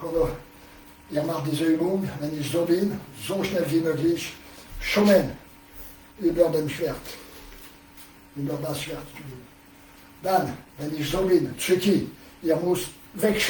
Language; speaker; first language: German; non-native, learner; French